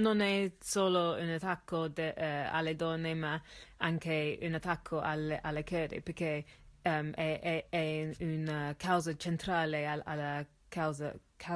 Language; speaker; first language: Italian; non-native, learner; English